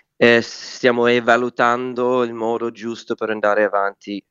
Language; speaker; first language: Italian; non-native, fluent; English